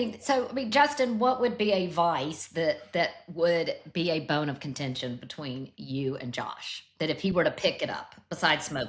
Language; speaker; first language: English; native; English